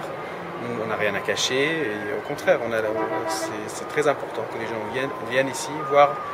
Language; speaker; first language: French; non-native, fluent; Arabic